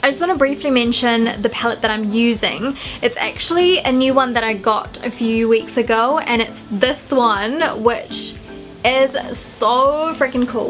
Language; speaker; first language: English; early bilingual, other home language; Sinhala